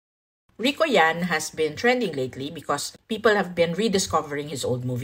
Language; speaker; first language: English; non-native, local second language; Filipino